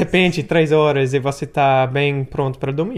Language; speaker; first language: Portuguese; non-native, fluent; English